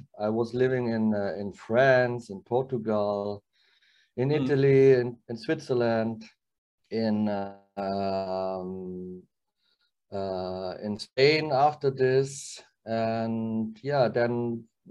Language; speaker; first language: English; non-native, learner; German